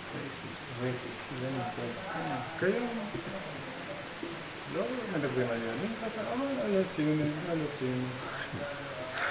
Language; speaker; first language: Hebrew; non-native, learner; English